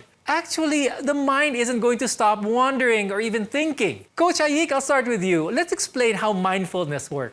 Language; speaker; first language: English; non-native, local second language; Filipino